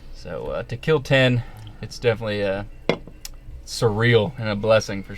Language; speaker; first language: English; native; English